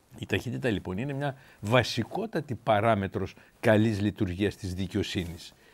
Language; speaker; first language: Greek; native; Greek